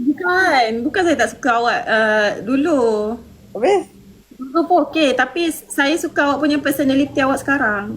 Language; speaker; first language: Malay; native; Malay